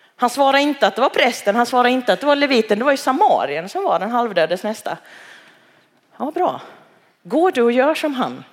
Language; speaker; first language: Swedish; early bilingual, other home language; Cantonese